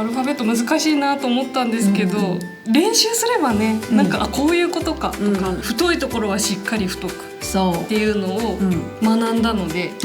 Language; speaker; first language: Japanese; native; Japanese